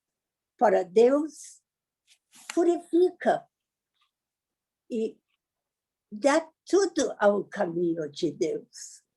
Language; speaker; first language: Portuguese; non-native, learner; Persian